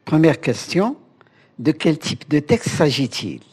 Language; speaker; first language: French; non-native, local second language; Arabic